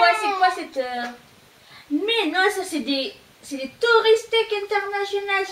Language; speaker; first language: French; non-native, fluent; Filipino